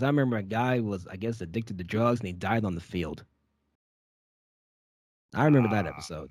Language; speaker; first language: English; native; English